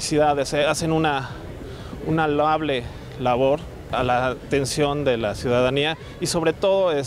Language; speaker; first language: Spanish; native; Spanish